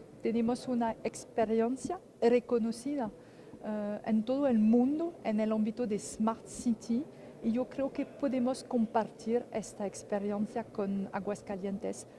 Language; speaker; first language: Spanish; non-native, fluent; French